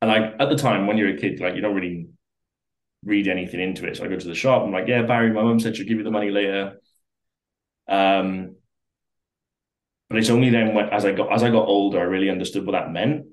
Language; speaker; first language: English; native; English